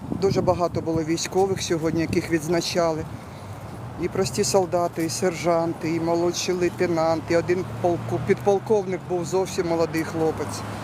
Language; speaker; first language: Ukrainian; native; Ukrainian